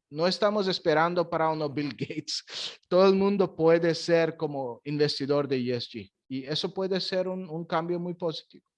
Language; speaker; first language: Spanish; non-native, fluent; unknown